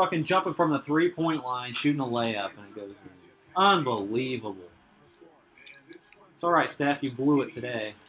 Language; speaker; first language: English; native; English